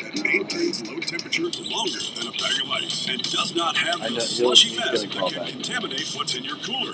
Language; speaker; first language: English; native; English